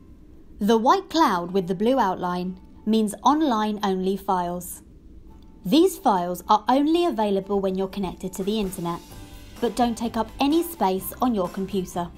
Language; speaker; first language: English; native; English